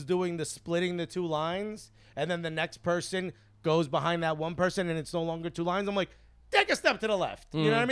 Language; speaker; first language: English; early bilingual, other home language; Spanish